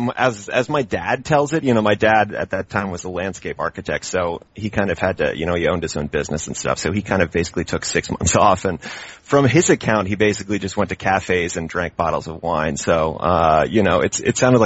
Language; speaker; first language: English; native; English